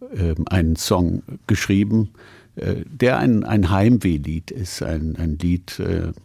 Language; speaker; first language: German; native; German